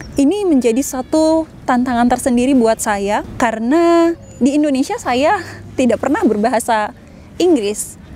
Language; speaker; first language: Indonesian; native; Indonesian